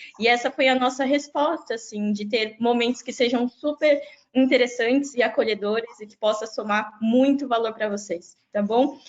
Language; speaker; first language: Portuguese; native; Portuguese